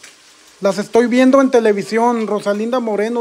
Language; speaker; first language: Spanish; native; Spanish